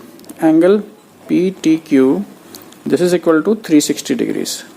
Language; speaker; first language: English; non-native, local second language; Hindi